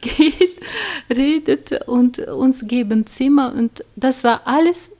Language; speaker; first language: German; non-native, fluent; Russian